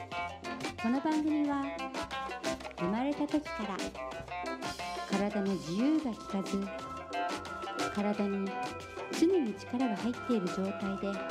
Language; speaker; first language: Japanese; native; Japanese